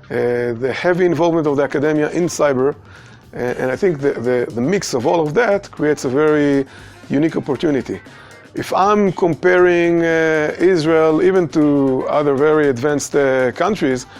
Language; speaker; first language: English; non-native, fluent; Hebrew